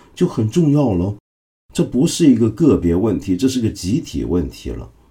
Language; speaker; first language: Chinese; non-native, local second language; Cantonese